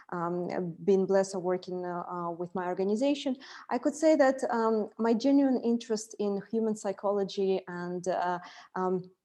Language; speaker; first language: English; non-native, fluent; Russian